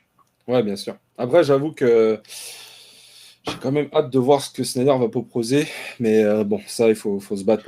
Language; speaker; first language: French; native; French